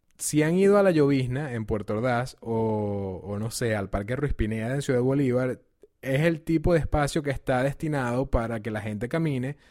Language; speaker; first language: Spanish; native; Spanish